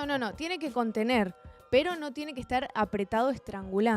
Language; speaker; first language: Spanish; native; Spanish